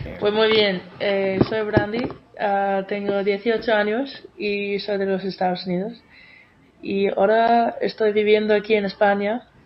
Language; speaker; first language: Spanish; non-native, fluent; English